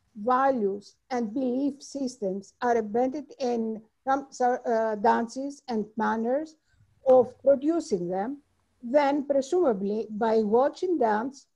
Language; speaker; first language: English; non-native, fluent; Greek